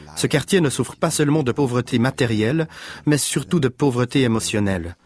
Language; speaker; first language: French; non-native, fluent; German